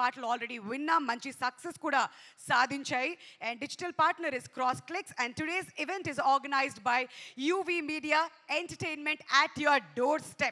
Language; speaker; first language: Telugu; native; Telugu